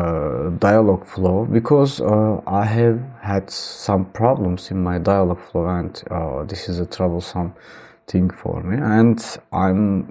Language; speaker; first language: English; non-native, fluent; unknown